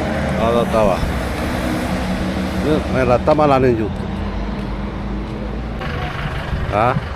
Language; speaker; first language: Finnish; non-native, learner; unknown